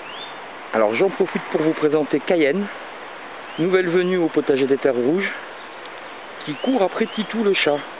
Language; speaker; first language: French; native; French